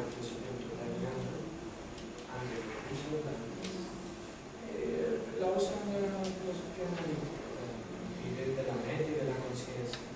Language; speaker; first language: Spanish; non-native, fluent; Greek